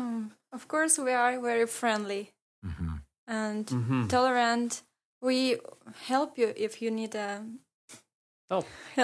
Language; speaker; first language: English; non-native, learner; Ingush